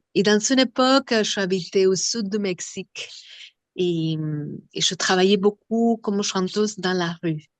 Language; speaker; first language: French; non-native, fluent; Spanish